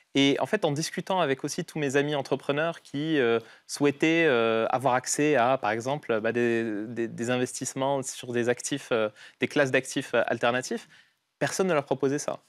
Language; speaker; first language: French; non-native, local second language; Arabic